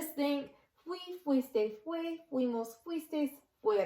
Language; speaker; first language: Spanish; non-native, learner; English